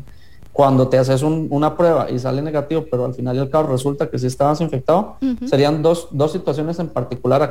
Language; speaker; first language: Spanish; native; Spanish